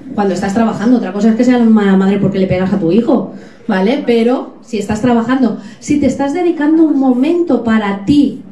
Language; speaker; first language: Spanish; native; Spanish